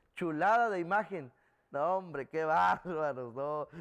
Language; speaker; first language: Spanish; native; Spanish